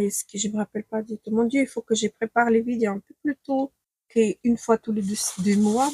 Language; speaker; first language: French; non-native, fluent; Ukrainian